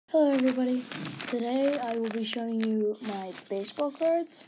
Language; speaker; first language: English; native; English